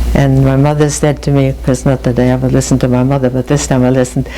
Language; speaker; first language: English; early bilingual, other home language; German